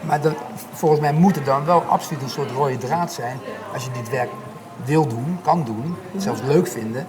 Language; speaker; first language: Dutch; native; Dutch